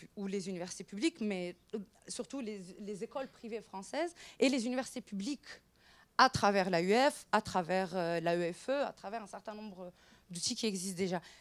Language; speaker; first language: French; non-native, local second language; Arabic